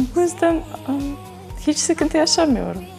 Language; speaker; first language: Turkish; non-native, learner; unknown